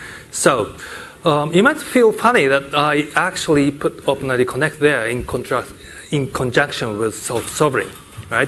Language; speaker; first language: English; non-native, fluent; Japanese